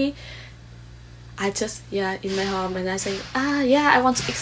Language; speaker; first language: English; non-native, learner; Vietnamese